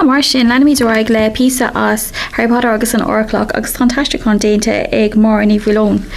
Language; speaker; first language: Irish; non-native, local second language; English